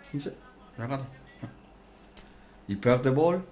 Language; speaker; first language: French; non-native, learner; Spanish